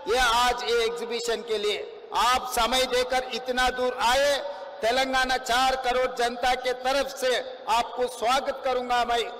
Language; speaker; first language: Hindi; non-native, local second language; Telugu